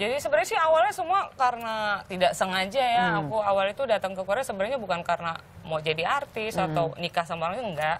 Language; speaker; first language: Indonesian; native; Indonesian